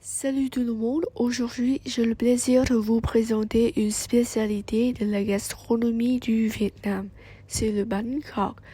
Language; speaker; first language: French; non-native, learner; Vietnamese